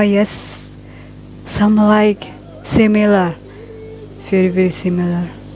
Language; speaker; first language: English; non-native, learner; Indonesian